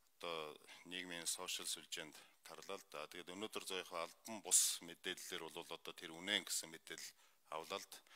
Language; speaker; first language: Mongolian; non-native, local second language; Kazakh